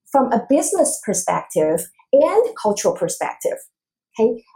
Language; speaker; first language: English; non-native, fluent; Chinese